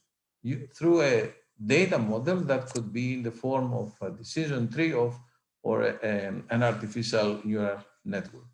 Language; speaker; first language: English; non-native, fluent; Greek